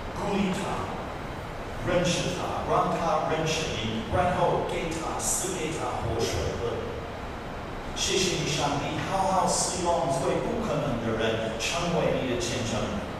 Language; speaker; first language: Chinese; non-native, fluent; English